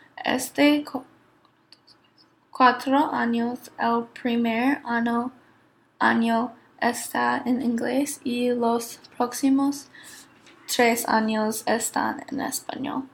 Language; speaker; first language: Spanish; non-native, learner; English